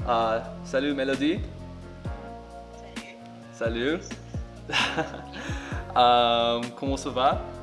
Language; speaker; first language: French; non-native, learner; English